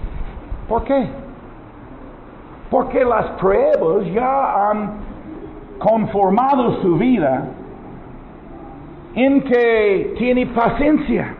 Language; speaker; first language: Spanish; non-native, learner; English